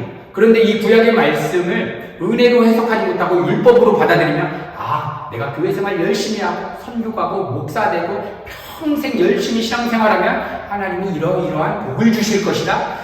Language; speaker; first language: Korean; native; Korean